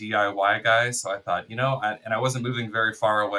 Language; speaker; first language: English; native; English